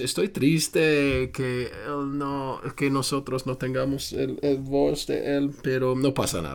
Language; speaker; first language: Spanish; non-native, fluent; English